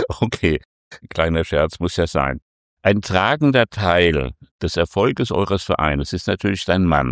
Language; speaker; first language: German; native; German